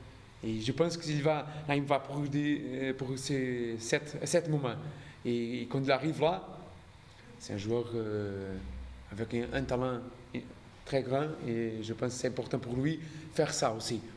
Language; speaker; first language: French; non-native, learner; Portuguese